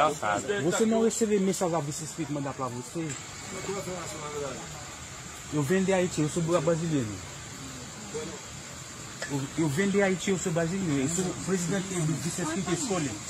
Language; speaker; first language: Portuguese; non-native, learner; Haitian Creole